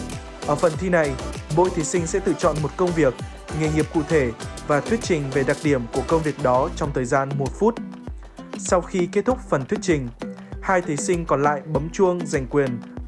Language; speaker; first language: Vietnamese; native; Vietnamese